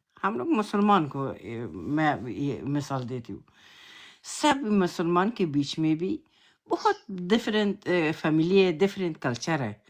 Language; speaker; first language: Hindi; non-native, learner; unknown